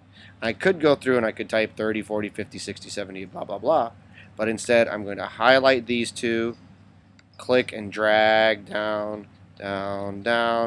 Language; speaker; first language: English; native; English